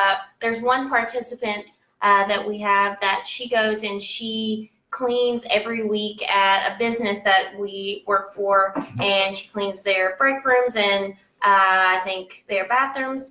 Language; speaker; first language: English; native; English